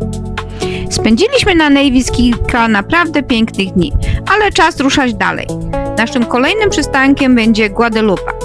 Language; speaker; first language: Polish; native; Polish